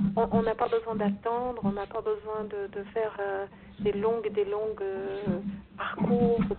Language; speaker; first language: French; non-native, fluent; Portuguese